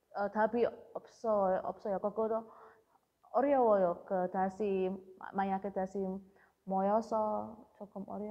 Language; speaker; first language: Korean; non-native, learner; Indonesian